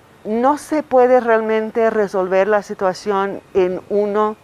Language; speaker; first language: Spanish; non-native, fluent; English